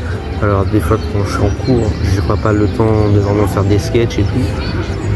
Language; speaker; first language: French; early bilingual, other home language; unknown